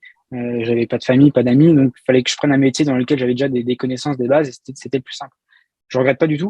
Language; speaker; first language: French; native; French